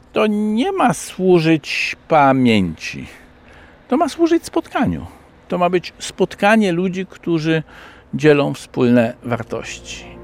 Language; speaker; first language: Polish; native; Polish